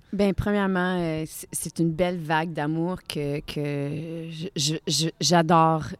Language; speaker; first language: French; native; French